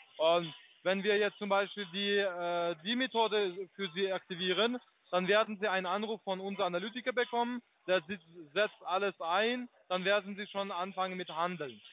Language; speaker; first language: German; non-native, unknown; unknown